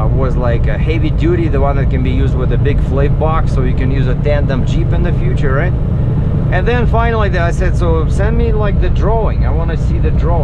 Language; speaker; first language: English; non-native, fluent; Russian